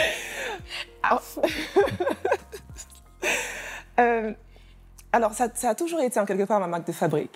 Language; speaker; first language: French; native; French